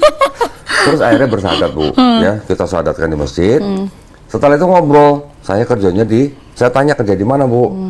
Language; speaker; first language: Indonesian; native; Indonesian